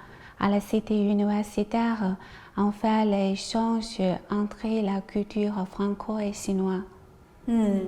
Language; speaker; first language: French; non-native, learner; Chinese